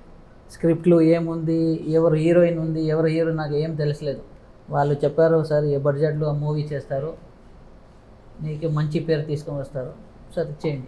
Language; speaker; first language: Telugu; non-native, local second language; Kannada